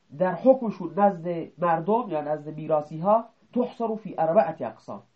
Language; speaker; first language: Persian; non-native, local second language; Baluchi